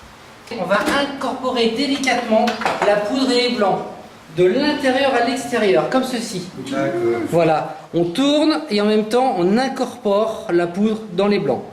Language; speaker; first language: French; native; French